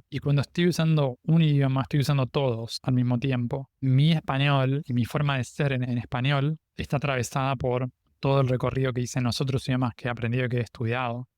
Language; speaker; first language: Spanish; native; Spanish